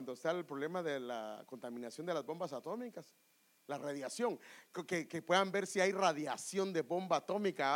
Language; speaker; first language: Spanish; native; Spanish